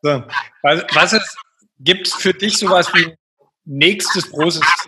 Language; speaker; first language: German; native; German